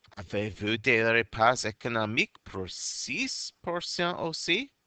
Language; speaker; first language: French; non-native, fluent; English